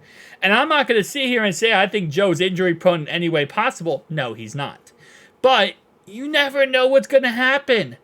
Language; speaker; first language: English; native; English